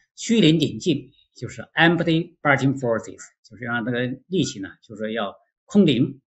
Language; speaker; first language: Chinese; native; Chinese